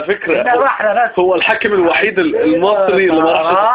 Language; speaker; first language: Arabic; native; Arabic